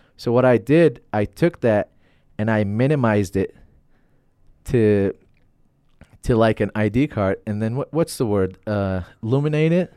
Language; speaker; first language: English; non-native, fluent; Arabic